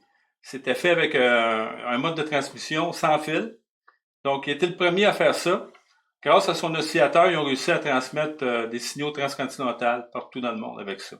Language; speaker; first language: French; native; French